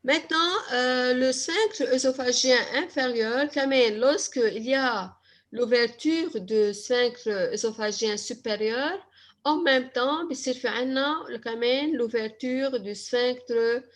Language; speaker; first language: French; non-native, local second language; Arabic